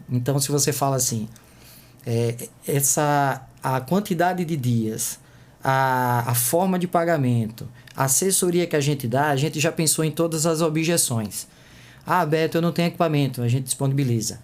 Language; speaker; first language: Portuguese; native; Portuguese